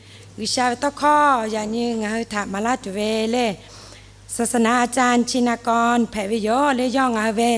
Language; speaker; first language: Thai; non-native, local second language; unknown